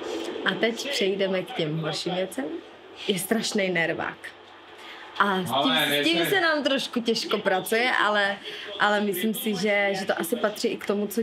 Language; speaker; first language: Czech; native; Czech